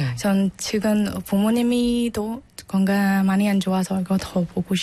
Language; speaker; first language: Korean; non-native, learner; Burmese